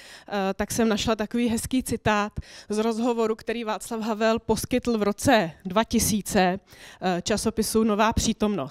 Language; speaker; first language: Czech; native; Czech